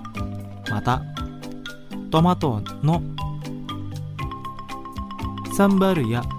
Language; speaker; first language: Japanese; non-native, fluent; Indonesian